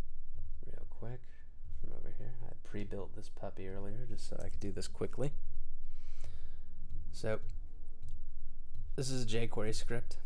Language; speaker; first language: English; native; English